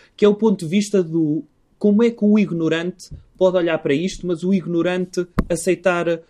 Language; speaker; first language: Portuguese; native; Portuguese